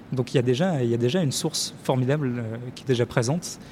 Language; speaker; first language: French; native; French